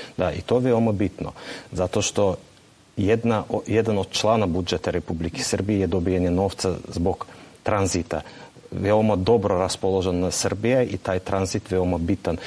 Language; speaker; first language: Serbian; non-native, fluent; Russian